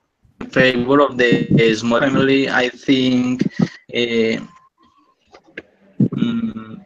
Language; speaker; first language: English; non-native, learner; Spanish